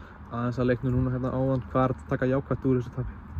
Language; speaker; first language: Icelandic; native; Icelandic